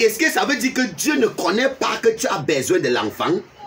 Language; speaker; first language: French; non-native, local second language; English